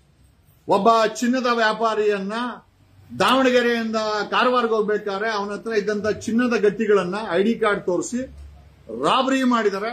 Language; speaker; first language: Kannada; native; Kannada